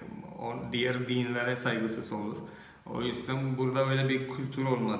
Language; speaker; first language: Turkish; non-native, fluent; Malayalam